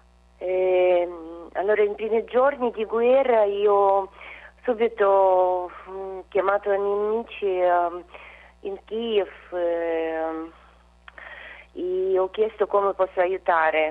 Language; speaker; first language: Italian; non-native, fluent; Russian